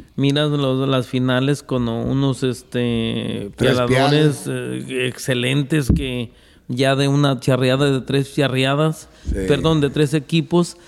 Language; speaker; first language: Spanish; native; Spanish